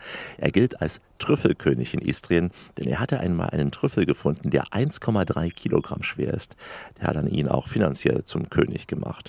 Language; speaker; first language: German; native; German